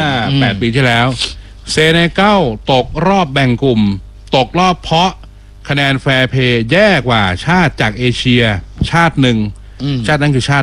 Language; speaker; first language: Thai; native; Thai